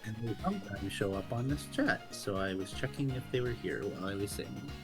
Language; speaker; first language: English; native; English